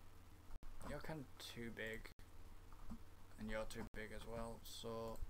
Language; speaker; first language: English; native; English